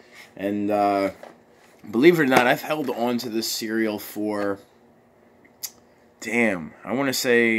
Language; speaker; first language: English; native; English